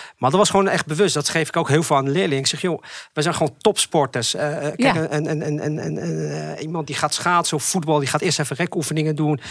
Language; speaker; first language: Dutch; early bilingual, other home language; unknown